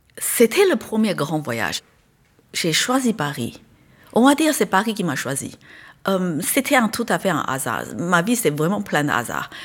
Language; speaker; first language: French; non-native, fluent; Chinese